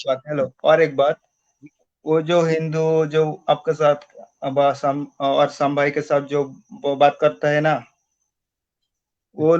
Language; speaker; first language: Hindi; non-native, local second language; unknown